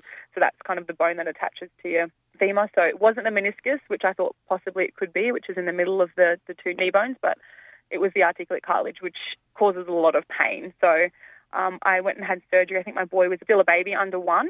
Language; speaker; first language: English; native; English